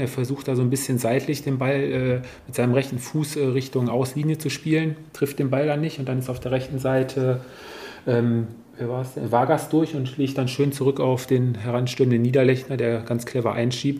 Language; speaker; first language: German; native; German